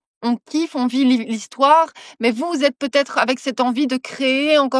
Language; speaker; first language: French; native; French